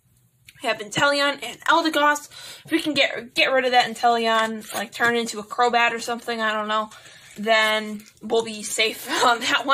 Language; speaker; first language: English; native; English